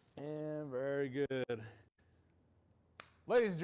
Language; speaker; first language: English; native; English